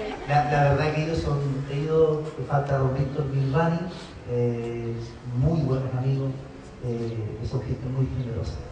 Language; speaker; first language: Spanish; native; Spanish